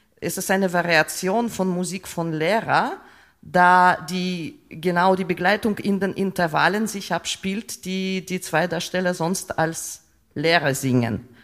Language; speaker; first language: German; non-native, fluent; Russian